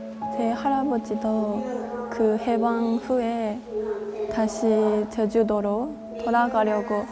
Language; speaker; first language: Korean; non-native, fluent; Japanese